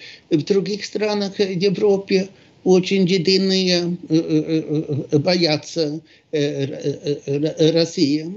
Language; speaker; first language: Russian; non-native, fluent; Swedish